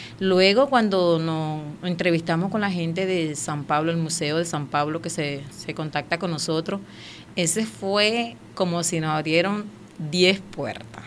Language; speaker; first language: Spanish; non-native, local second language; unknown